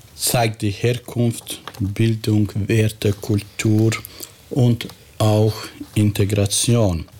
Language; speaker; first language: German; non-native, fluent; Albanian